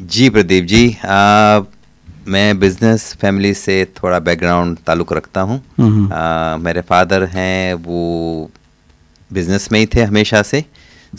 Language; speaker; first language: Hindi; non-native, local second language; Punjabi